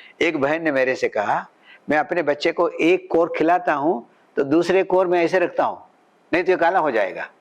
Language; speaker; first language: Hindi; non-native, local second language; Malayalam